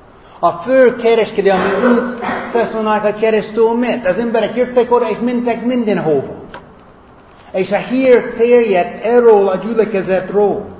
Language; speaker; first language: Hungarian; non-native, fluent; English